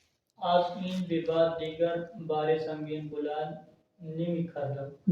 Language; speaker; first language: Persian; non-native, learner; Urdu